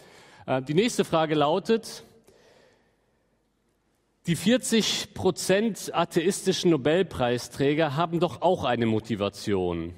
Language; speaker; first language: German; native; German